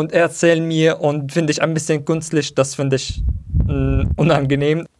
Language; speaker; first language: German; non-native, fluent; Arabic